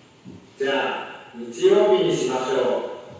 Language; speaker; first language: Japanese; non-native, learner; Indonesian